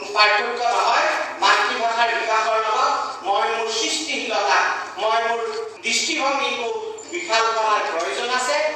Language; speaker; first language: Assamese; native; Assamese